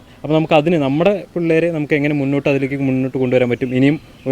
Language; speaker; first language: Malayalam; native; Malayalam